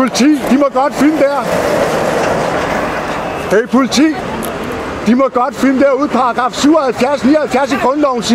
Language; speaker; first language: Danish; native; Danish